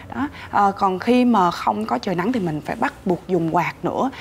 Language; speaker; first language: Vietnamese; native; Vietnamese